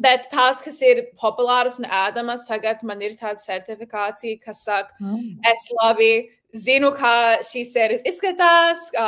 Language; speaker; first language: Latvian; early bilingual, heritage; Latvian